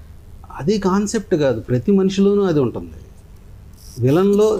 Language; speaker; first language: Telugu; native; Telugu